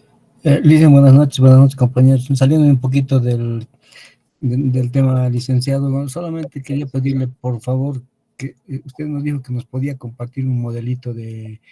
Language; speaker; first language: Spanish; native; Spanish